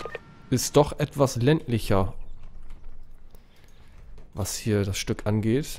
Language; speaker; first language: German; native; German